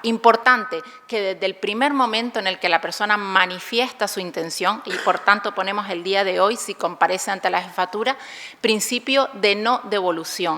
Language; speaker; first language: Spanish; native; Spanish